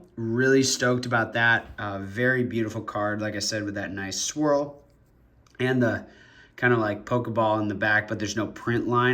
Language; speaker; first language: English; native; English